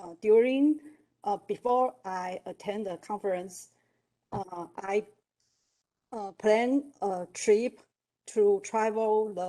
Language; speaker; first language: English; non-native, learner; Chinese